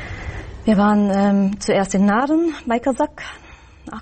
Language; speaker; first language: German; non-native, learner; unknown